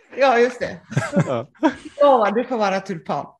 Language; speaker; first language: Swedish; non-native, local second language; Finnish